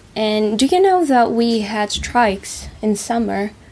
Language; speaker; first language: English; non-native, fluent; Russian